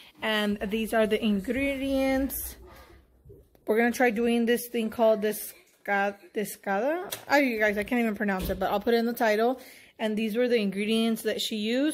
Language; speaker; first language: English; early bilingual, other home language; Spanish